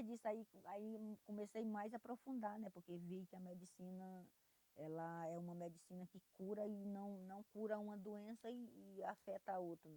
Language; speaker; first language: Portuguese; non-native, local second language; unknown